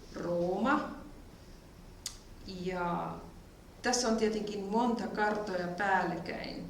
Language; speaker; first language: Finnish; non-native, fluent; German